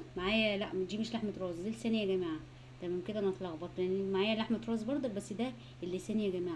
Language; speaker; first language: Arabic; native; Arabic